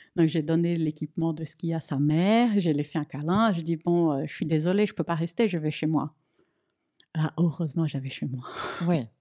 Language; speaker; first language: French; non-native, fluent; Portuguese